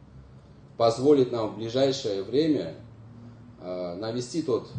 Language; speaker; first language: Russian; native; Russian